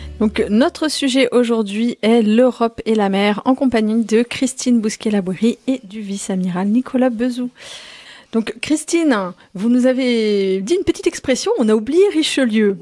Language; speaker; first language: French; native; French